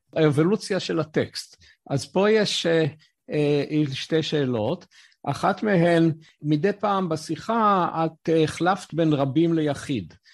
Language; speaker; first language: Hebrew; native; Hebrew